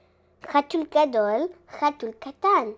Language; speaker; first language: Hebrew; non-native, learner; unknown